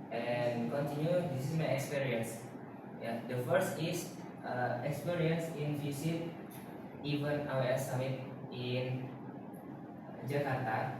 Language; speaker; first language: English; non-native, learner; Indonesian